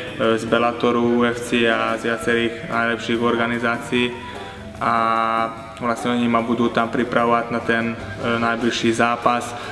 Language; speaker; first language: Slovak; non-native, local second language; Hungarian